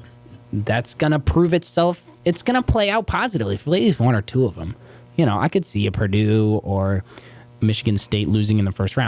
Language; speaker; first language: English; native; English